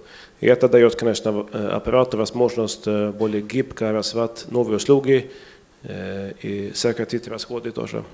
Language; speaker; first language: Russian; non-native, fluent; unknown